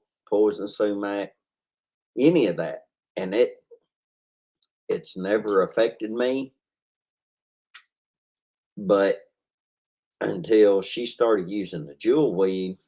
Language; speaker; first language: English; native; English